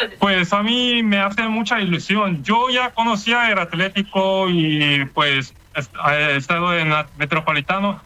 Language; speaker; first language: Spanish; non-native, learner; Korean